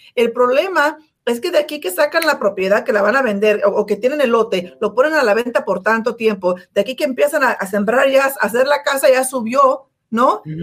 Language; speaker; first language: Spanish; early bilingual, heritage; Spanish